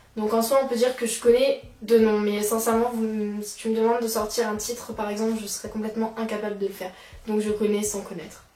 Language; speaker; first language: French; native; French